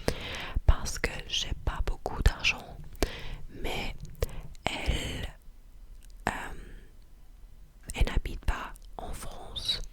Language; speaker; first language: French; non-native, learner; English